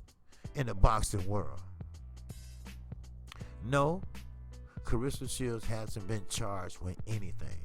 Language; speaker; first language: English; native; English